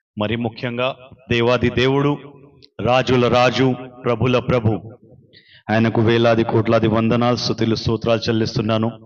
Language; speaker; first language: Telugu; non-native, local second language; Urdu